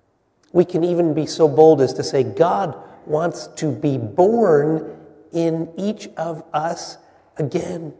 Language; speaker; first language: English; native; English